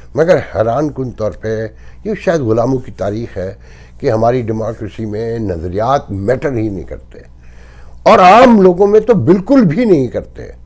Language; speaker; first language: Urdu; native; Urdu